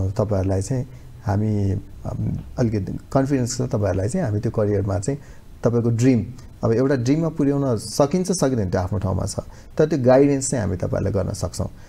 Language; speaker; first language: Nepali; native; Nepali